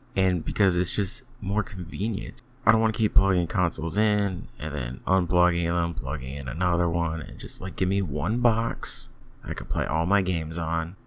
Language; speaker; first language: English; native; English